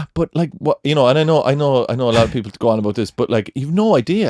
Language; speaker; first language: English; native; English